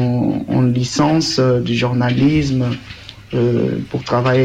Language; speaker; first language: French; non-native, learner; Portuguese